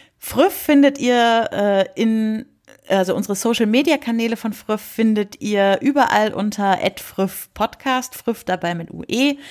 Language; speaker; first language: German; native; German